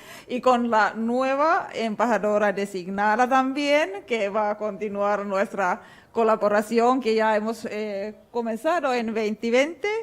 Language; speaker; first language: Spanish; non-native, fluent; Finnish